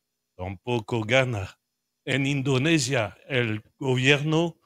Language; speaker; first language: Spanish; non-native, learner; French